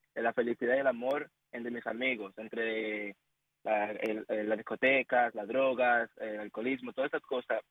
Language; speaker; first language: Spanish; native; Spanish